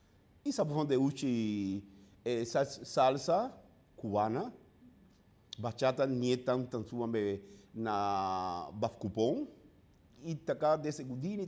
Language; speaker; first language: Bulgarian; non-native, learner; Spanish